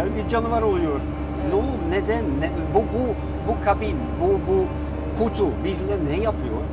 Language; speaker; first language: Turkish; non-native, fluent; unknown